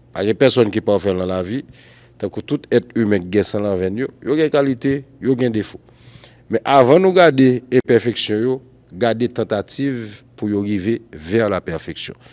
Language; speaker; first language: French; non-native, local second language; Haitian Creole